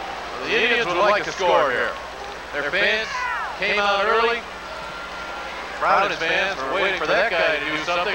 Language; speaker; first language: English; native; English